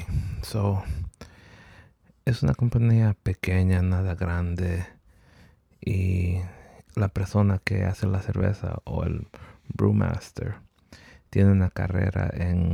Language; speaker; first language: Spanish; early bilingual, heritage; Spanish